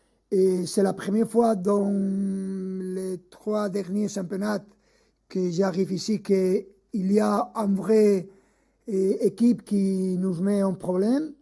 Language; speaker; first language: French; non-native, fluent; Spanish